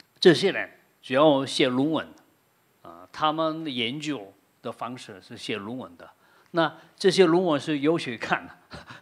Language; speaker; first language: Chinese; non-native, fluent; Korean